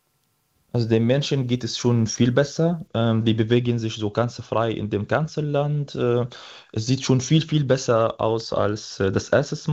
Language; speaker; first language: German; non-native, fluent; Arabic